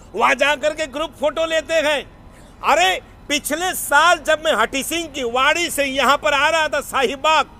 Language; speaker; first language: Hindi; non-native, local second language; Gujarati